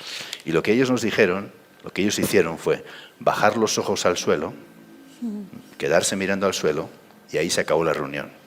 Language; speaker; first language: Spanish; native; Spanish